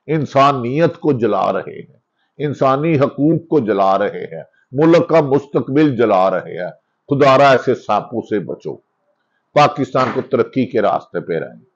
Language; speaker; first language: Urdu; non-native, local second language; Punjabi